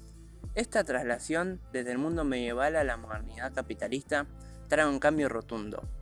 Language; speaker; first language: Spanish; native; Spanish